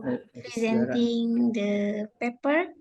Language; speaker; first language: English; non-native, fluent; Indonesian